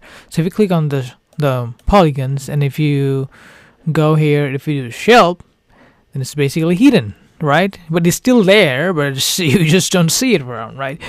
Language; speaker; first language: English; non-native, fluent; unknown